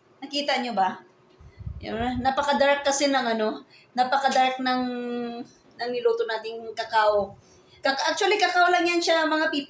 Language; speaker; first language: Filipino; native; Filipino